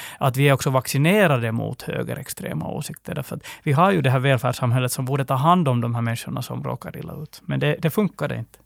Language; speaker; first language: Swedish; native; Swedish